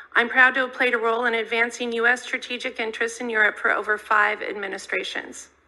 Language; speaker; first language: English; native; English